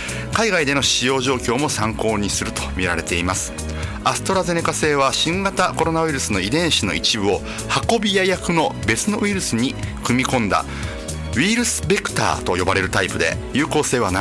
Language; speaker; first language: Japanese; native; Japanese